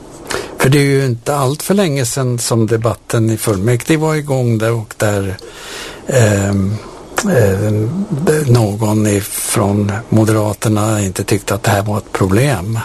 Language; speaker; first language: Swedish; native; Swedish